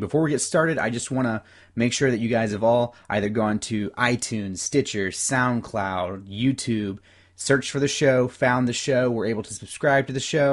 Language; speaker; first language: English; native; English